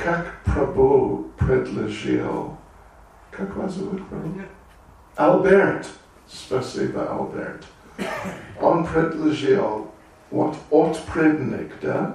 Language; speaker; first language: Russian; non-native, learner; English